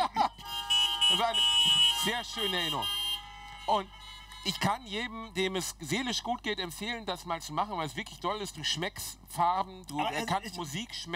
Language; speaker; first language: German; native; German